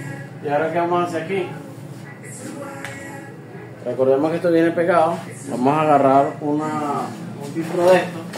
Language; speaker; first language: Spanish; native; Spanish